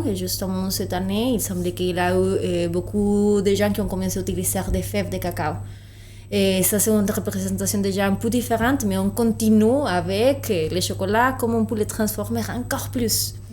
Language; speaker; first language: French; non-native, fluent; Spanish